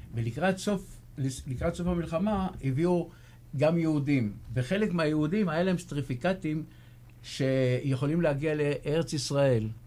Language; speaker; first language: Hebrew; early bilingual, other home language; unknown